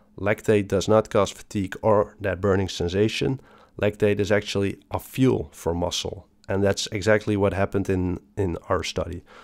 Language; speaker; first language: English; non-native, fluent; Dutch